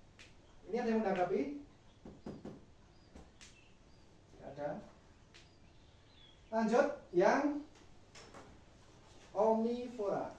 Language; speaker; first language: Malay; non-native, local second language; Javanese